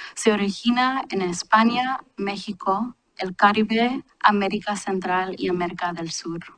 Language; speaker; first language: Spanish; early bilingual, heritage; Spanish